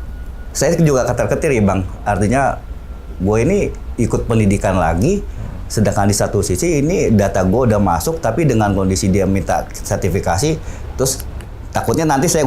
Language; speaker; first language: Indonesian; native; Indonesian